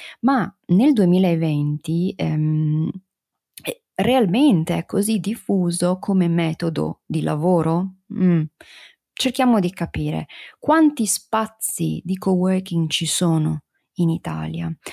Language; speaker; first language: Italian; native; Italian